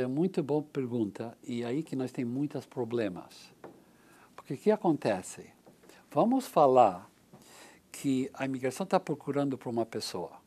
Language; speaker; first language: Portuguese; non-native, learner; English